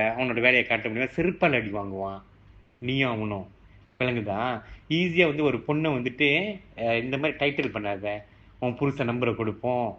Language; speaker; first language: Tamil; early bilingual, heritage; Tamil